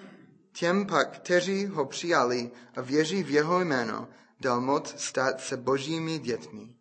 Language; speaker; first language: Czech; non-native, fluent; English